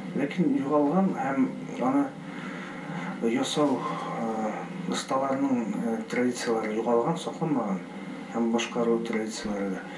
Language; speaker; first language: Tatar; early bilingual, heritage; Tatar